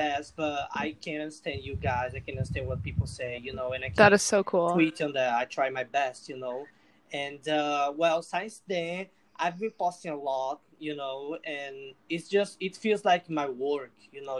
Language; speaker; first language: English; non-native, fluent; Portuguese